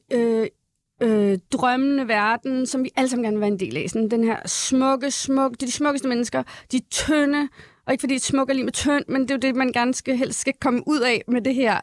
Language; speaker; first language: Danish; early bilingual, other home language; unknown